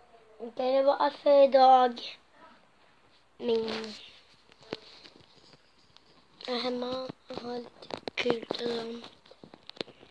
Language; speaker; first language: Swedish; non-native, local second language; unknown